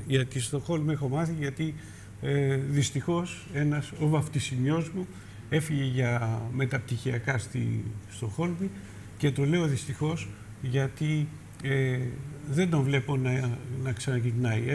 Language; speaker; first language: Greek; native; Greek